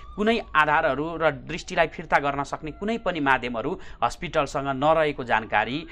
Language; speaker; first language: Nepali; native; Nepali